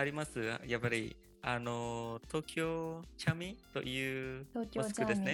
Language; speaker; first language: Japanese; non-native, fluent; Indonesian